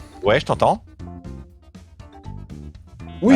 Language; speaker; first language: French; native; French